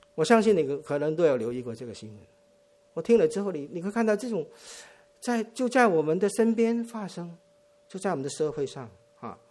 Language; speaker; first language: Chinese; non-native, local second language; Cantonese